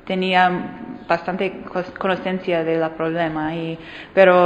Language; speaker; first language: Spanish; non-native, fluent; English